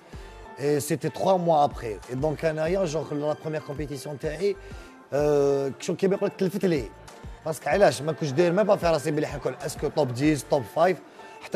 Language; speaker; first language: French; non-native, local second language; Arabic